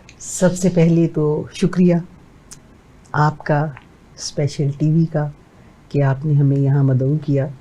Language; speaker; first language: Urdu; native; Urdu